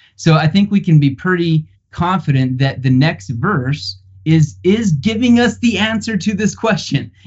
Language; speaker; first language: English; native; English